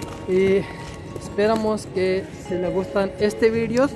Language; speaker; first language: Spanish; non-native, learner; Urdu